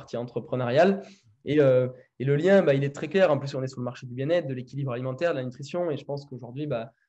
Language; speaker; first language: French; native; French